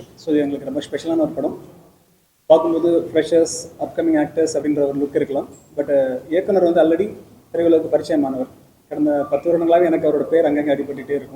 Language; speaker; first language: Tamil; native; Tamil